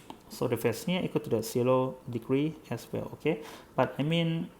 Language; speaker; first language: English; non-native, fluent; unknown